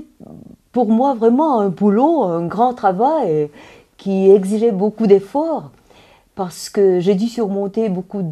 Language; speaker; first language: French; non-native, fluent; Russian